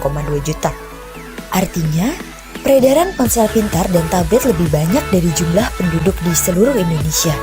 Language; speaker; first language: Indonesian; native; Indonesian